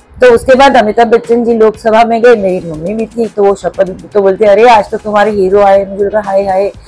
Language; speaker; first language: Hindi; non-native, local second language; Marathi